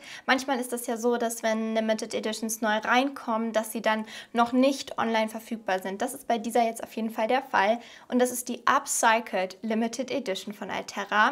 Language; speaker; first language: German; native; German